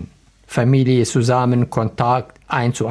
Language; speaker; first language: German; non-native, learner; Arabic